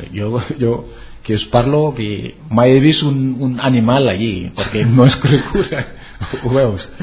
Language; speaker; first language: Catalan; non-native, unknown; Wolof